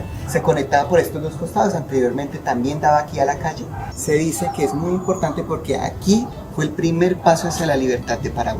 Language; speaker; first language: Spanish; native; Spanish